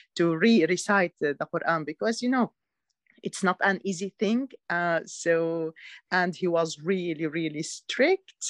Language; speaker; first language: English; non-native, learner; Arabic